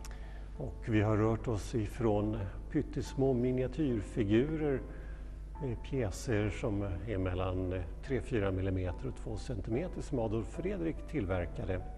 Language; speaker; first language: Swedish; native; Swedish